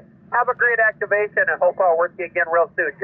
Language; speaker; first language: English; native; English